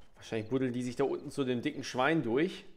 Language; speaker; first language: German; native; German